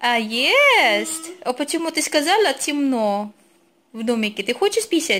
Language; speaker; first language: Russian; non-native, learner; Filipino